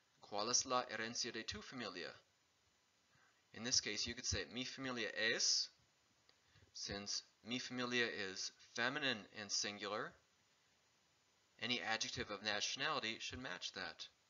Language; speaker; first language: English; native; English